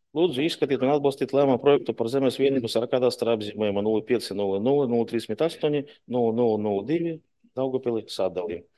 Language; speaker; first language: Latvian; non-native, local second language; Russian